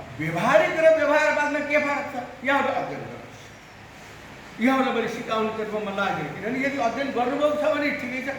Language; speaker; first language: Nepali; native; Nepali